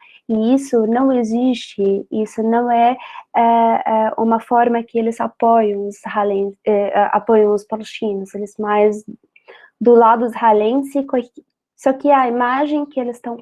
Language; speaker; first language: Portuguese; non-native, fluent; Arabic